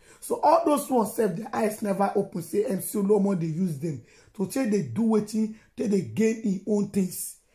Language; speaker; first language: Nigerian Pidgin; non-native, local second language; Yoruba